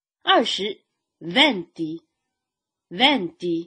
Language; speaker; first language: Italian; non-native, fluent; Chinese